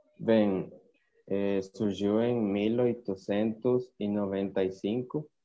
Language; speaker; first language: Portuguese; non-native, learner; Spanish